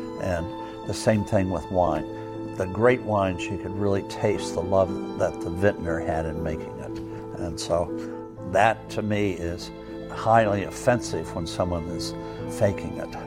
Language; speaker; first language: English; native; English